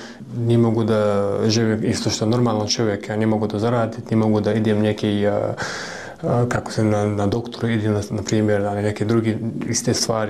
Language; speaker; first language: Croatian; non-native, learner; Arabic